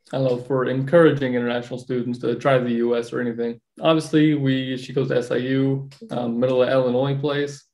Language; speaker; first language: English; native; English